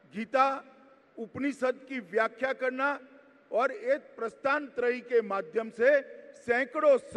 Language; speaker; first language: Hindi; non-native, local second language; Gujarati